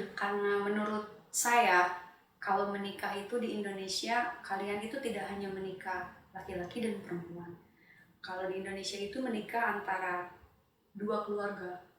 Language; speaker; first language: Indonesian; non-native, local second language; Sundanese